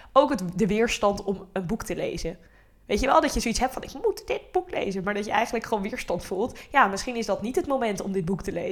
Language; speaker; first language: Dutch; native; Dutch